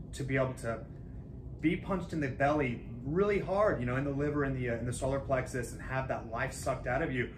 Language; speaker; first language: English; native; English